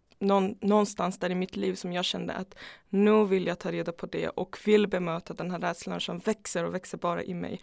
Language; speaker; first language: Swedish; non-native, fluent; Persian